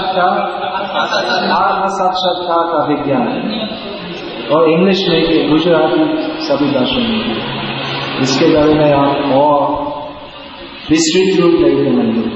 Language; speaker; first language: Hindi; non-native, learner; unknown